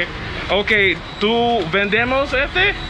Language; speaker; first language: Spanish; non-native, learner; English